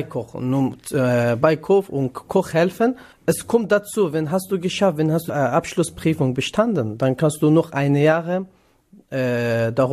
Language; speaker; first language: German; non-native, learner; Kurdish